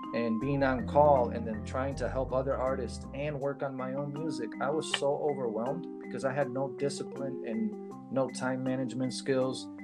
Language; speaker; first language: English; early bilingual, other home language; Spanish